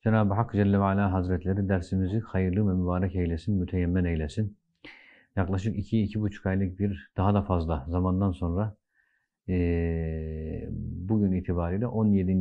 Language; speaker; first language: Turkish; native; Turkish